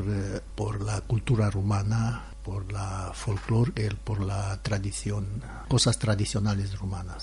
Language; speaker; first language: Spanish; non-native, learner; Romanian